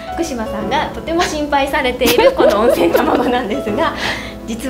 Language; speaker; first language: Japanese; native; Japanese